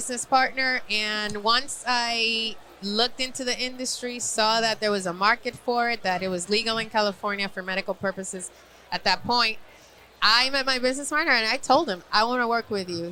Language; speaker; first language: English; non-native, fluent; Spanish